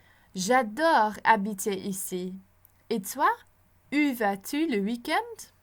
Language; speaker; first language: French; non-native, fluent; English